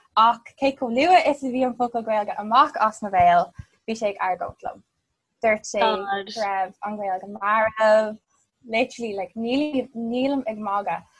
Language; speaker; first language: Irish; non-native, local second language; English